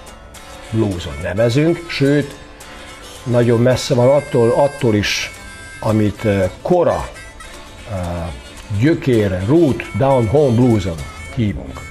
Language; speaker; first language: Hungarian; non-native, local second language; Serbian